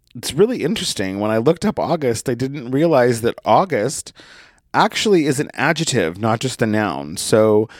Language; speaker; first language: English; native; English